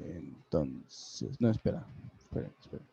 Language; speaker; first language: Spanish; native; Spanish